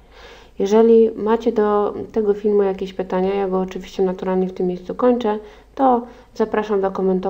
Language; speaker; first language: Polish; native; Polish